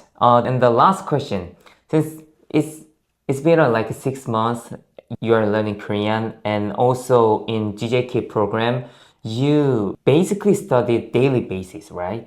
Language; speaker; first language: English; non-native, fluent; Korean